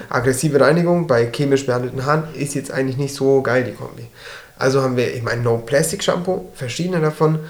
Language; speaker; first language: German; early bilingual, other home language; Turkish